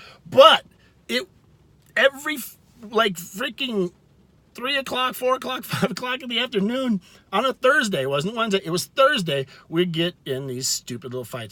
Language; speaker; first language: English; native; English